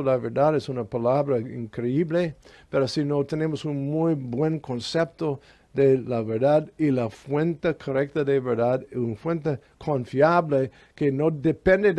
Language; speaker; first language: Spanish; non-native, fluent; English